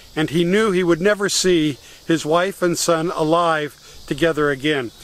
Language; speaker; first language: English; native; English